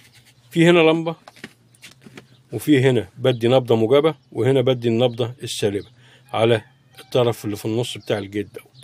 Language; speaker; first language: Arabic; native; Arabic